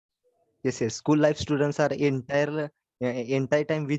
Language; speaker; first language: English; non-native, learner; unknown